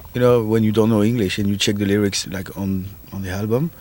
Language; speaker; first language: English; non-native, fluent; French